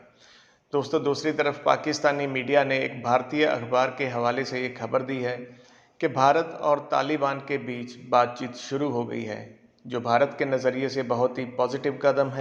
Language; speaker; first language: Hindi; native; Hindi